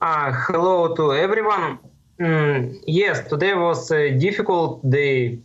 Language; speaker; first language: English; non-native, learner; Russian